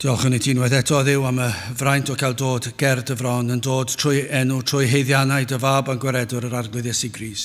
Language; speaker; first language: Welsh; native; Welsh